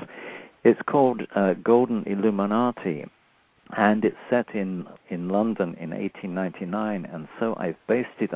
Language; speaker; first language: English; native; English